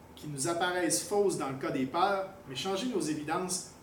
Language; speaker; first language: French; native; French